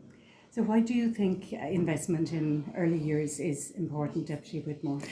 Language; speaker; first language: English; native; English